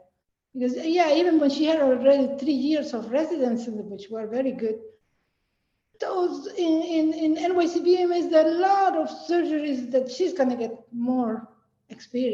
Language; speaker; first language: English; non-native, fluent; Spanish